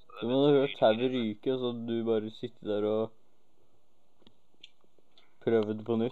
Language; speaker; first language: Norwegian; native; Norwegian